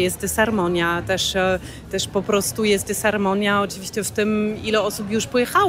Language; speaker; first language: Polish; non-native, fluent; German